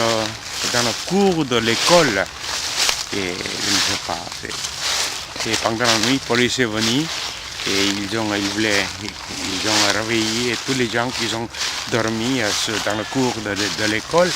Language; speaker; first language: French; non-native, fluent; Korean